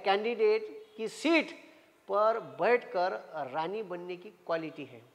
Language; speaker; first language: Hindi; non-native, local second language; Marathi